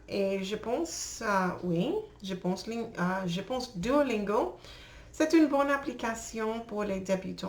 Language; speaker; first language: French; non-native, learner; English